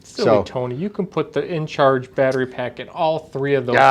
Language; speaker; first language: English; native; English